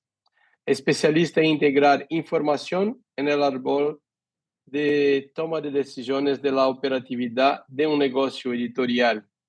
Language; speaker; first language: Spanish; non-native, fluent; Portuguese